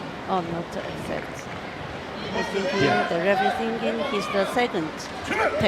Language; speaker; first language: English; non-native, learner; Chinese